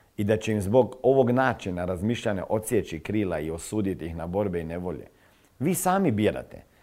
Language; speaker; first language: Croatian; non-native, fluent; Serbian